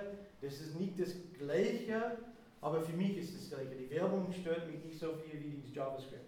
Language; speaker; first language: German; non-native, fluent; English